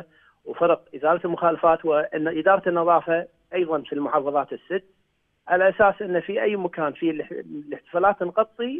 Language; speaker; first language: Arabic; native; Arabic